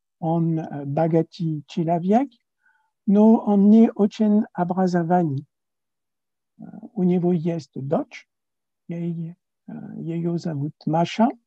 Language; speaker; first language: Russian; non-native, learner; French